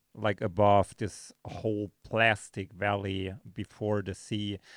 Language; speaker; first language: English; non-native, fluent; German